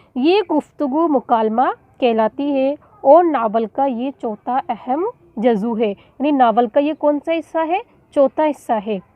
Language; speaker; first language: Urdu; native; Urdu